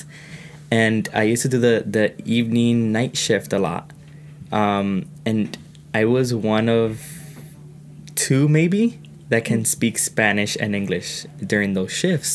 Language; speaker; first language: English; early bilingual, other home language; Spanish